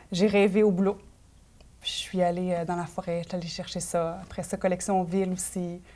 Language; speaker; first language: French; native; French